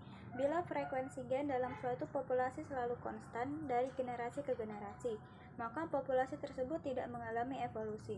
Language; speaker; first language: Indonesian; native; Indonesian